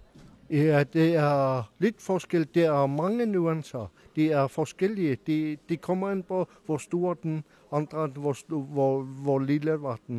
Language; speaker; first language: Danish; non-native, local second language; Kalaallisut